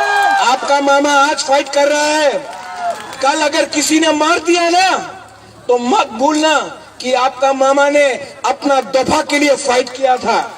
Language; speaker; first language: Hindi; non-native, local second language; Kok Borok